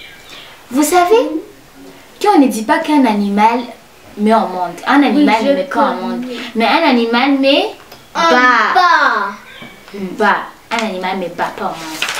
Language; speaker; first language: French; non-native, local second language; Kinyarwanda